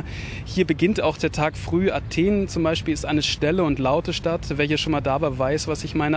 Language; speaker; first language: German; native; German